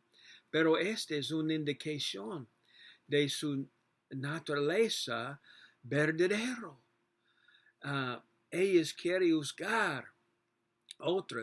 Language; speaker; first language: Spanish; non-native, learner; English